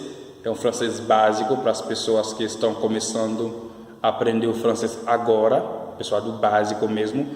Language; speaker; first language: Portuguese; non-native, fluent; Haitian Creole